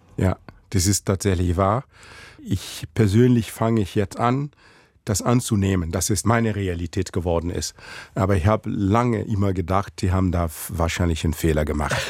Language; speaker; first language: German; non-native, fluent; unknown